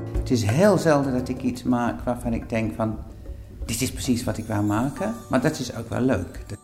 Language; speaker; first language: Dutch; non-native, fluent; English